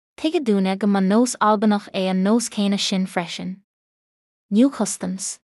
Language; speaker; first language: Irish; native; Irish